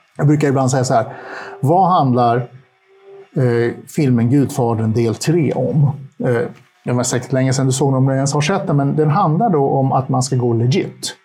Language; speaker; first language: Swedish; early bilingual, other home language; Turkish